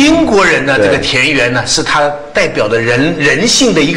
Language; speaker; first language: Chinese; native; Chinese